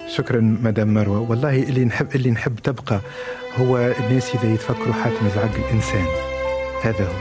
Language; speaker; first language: Arabic; native; Arabic